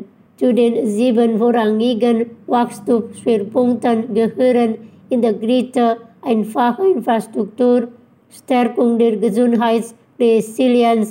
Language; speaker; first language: German; non-native, fluent; Indonesian